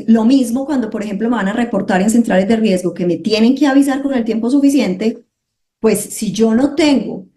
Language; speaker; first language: Spanish; native; Spanish